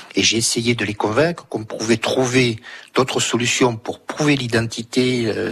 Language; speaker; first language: French; native; French